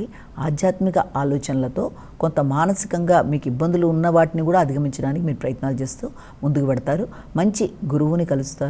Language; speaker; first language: Telugu; native; Telugu